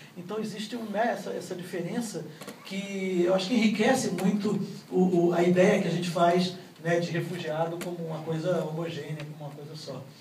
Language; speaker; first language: Portuguese; native; Portuguese